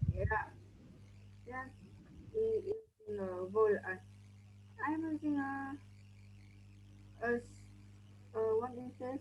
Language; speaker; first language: English; non-native, learner; Vietnamese